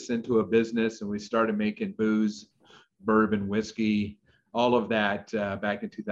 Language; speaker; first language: English; native; English